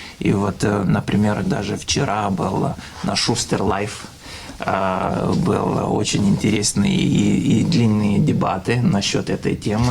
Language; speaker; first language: Russian; non-native, fluent; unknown